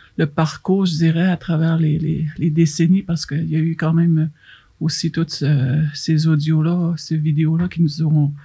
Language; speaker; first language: French; non-native, local second language; Cree